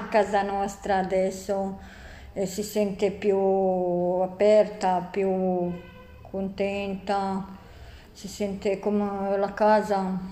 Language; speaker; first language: Italian; non-native, learner; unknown